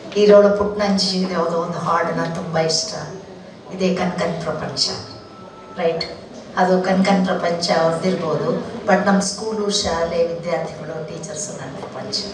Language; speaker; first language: Kannada; non-native, local second language; Telugu